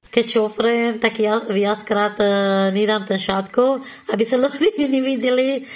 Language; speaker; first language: Slovak; non-native, learner; Persian